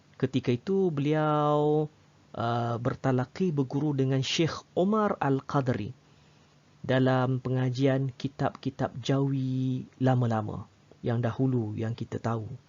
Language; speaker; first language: Malay; native; Malay